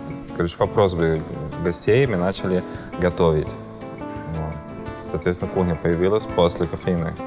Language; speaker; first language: Russian; non-native, fluent; Portuguese